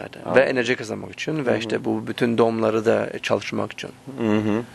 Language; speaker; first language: Turkish; early bilingual, heritage; Turkish